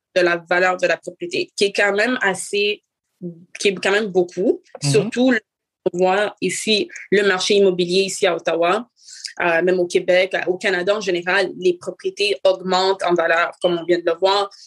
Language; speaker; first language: French; native; French